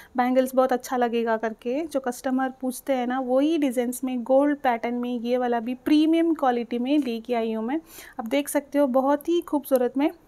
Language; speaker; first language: Hindi; non-native, local second language; Telugu